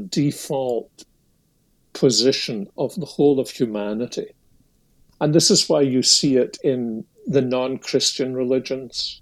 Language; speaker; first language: English; native; English